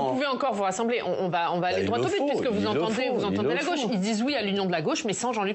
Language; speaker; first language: French; native; French